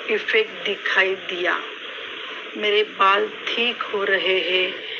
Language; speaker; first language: Hindi; non-native, local second language; Marathi